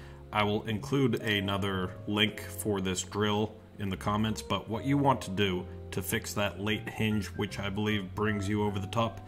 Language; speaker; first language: English; native; English